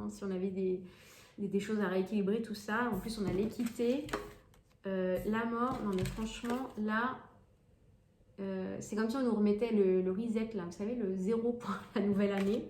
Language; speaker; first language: French; native; French